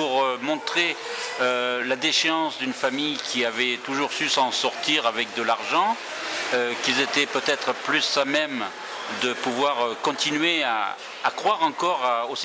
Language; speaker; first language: French; native; French